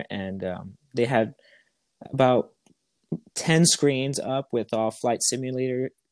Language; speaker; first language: English; native; English